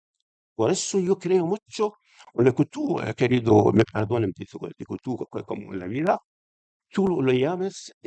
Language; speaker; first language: Spanish; non-native, fluent; Arabic